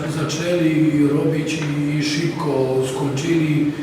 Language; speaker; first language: Polish; non-native, learner; Serbian